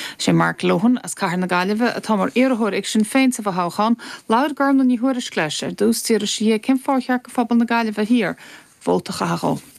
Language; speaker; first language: Irish; native; Irish